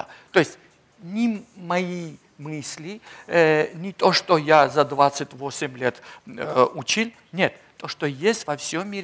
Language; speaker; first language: Russian; non-native, fluent; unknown